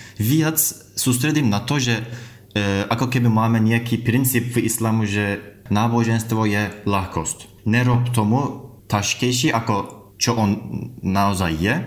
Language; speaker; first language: Slovak; non-native, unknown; Turkish